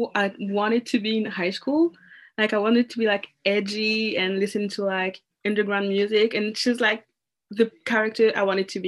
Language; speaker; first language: English; non-native, fluent; French